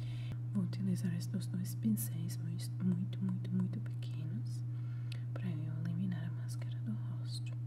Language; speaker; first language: Portuguese; non-native, fluent; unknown